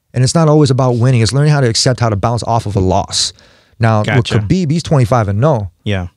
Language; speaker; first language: English; native; English